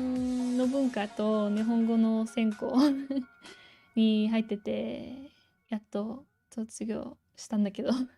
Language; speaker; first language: Japanese; non-native, fluent; English